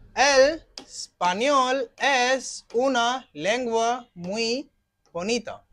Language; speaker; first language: Spanish; non-native, fluent; Hindi